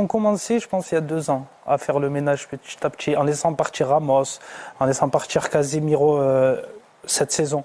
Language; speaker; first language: French; native; French